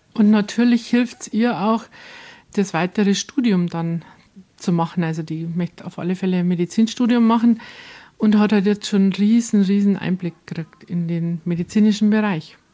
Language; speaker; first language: German; native; German